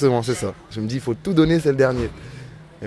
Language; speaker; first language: French; native; French